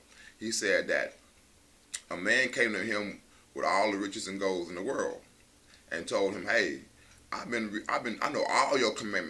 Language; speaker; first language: English; native; English